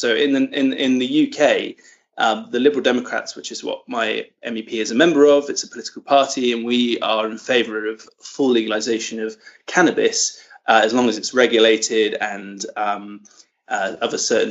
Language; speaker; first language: English; native; English